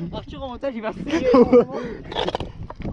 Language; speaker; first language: French; native; French